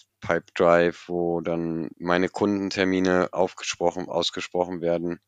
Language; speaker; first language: German; native; German